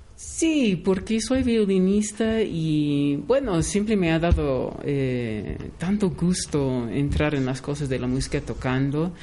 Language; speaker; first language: Spanish; non-native, fluent; English